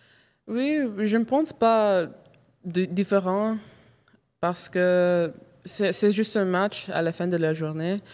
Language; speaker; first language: French; non-native, local second language; English